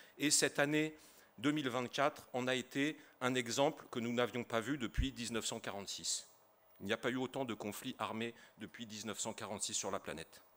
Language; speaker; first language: French; native; French